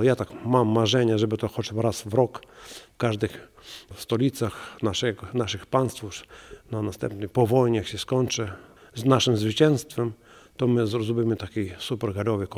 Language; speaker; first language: Polish; non-native, learner; Ukrainian